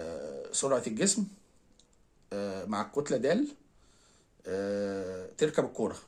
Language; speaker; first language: Arabic; native; Arabic